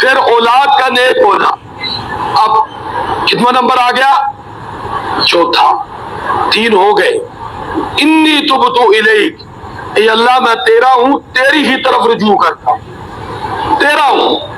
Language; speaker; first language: Urdu; native; Urdu